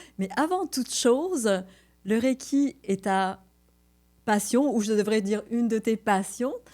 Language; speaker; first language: French; native; French